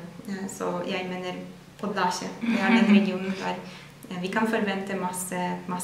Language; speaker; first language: Norwegian; non-native, fluent; Polish